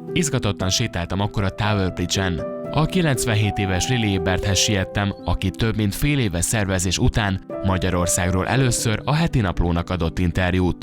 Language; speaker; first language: Hungarian; native; Hungarian